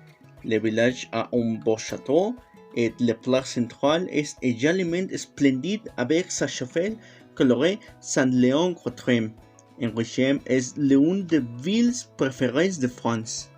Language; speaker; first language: French; non-native, learner; Spanish